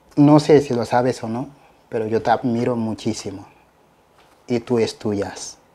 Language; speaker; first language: Spanish; non-native, fluent; Wolof